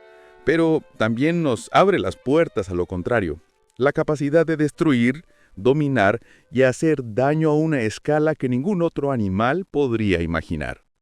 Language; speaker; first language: Spanish; native; Spanish